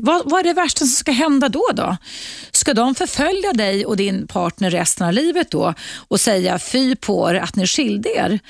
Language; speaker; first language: Swedish; native; Swedish